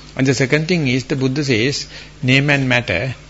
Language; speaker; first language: English; non-native, local second language; Sinhala